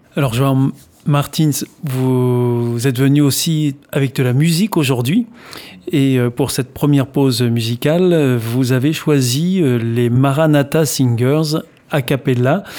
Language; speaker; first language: French; native; French